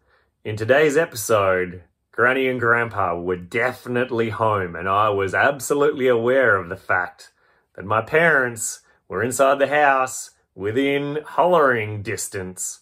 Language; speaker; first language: English; native; English